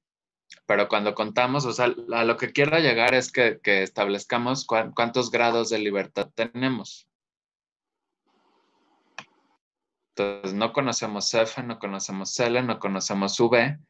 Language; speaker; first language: Spanish; native; Spanish